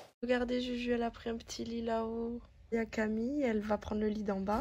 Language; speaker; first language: French; native; French